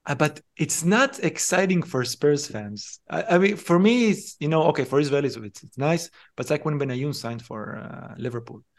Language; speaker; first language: English; non-native, fluent; Hebrew